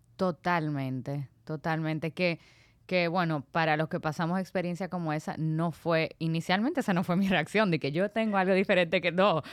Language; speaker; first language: Spanish; native; Spanish